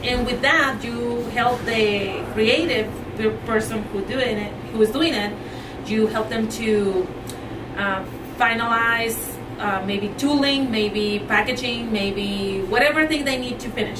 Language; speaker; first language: English; non-native, fluent; Spanish